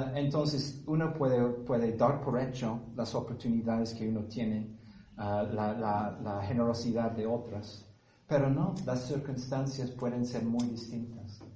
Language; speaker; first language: Spanish; non-native, fluent; English